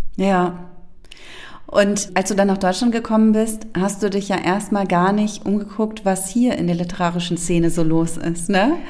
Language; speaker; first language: German; native; German